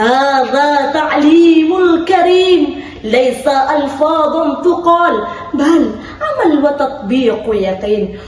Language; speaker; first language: Arabic; non-native, learner; Indonesian